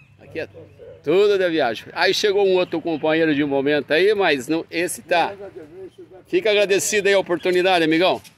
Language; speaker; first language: Portuguese; native; Portuguese